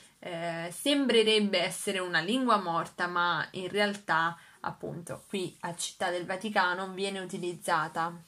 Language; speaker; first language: Italian; native; Italian